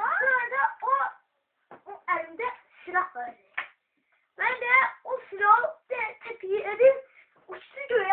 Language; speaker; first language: Turkish; non-native, learner; Azerbaijani